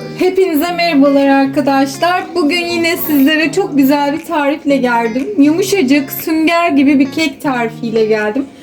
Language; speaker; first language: Turkish; native; Turkish